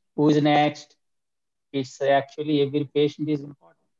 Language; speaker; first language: English; non-native, local second language; Telugu